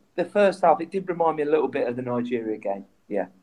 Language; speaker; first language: English; native; English